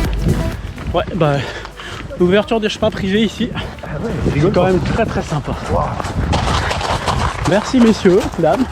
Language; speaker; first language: French; native; French